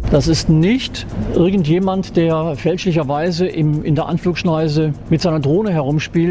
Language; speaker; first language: German; native; German